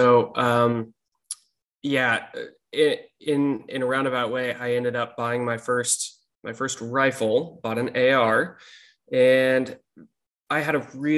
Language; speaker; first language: English; native; English